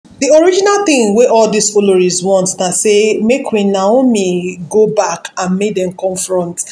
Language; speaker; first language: Nigerian Pidgin; non-native, local second language; Yoruba